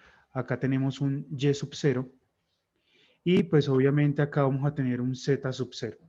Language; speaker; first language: Spanish; native; Spanish